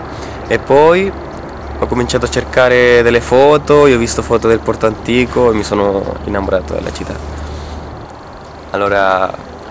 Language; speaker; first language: Italian; non-native, fluent; Spanish